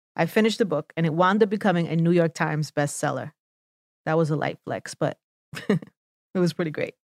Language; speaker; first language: English; native; English